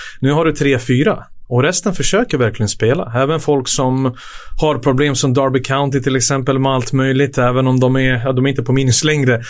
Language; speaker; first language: Swedish; early bilingual, other home language; Serbian